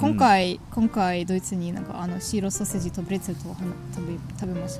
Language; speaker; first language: Japanese; non-native, learner; German